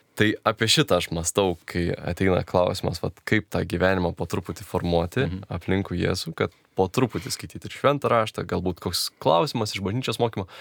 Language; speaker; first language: Lithuanian; native; Lithuanian